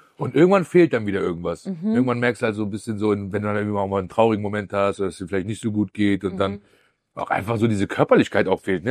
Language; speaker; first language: German; early bilingual, other home language; Persian